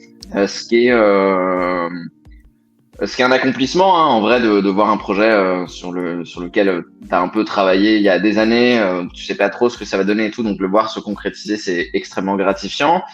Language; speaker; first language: French; native; French